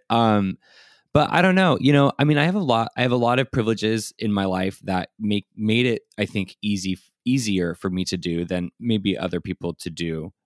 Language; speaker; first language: English; native; English